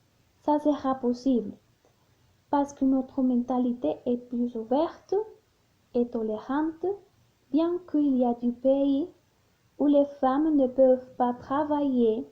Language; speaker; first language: French; non-native, learner; Spanish